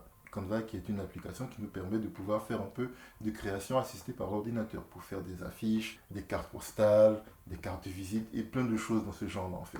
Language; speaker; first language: French; native; French